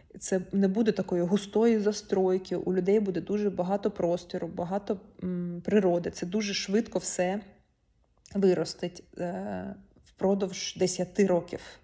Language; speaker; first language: Ukrainian; non-native, local second language; Russian